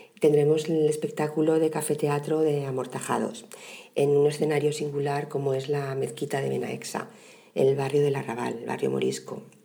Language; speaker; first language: Spanish; native; Spanish